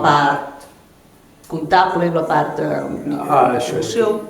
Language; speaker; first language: Catalan; native; Catalan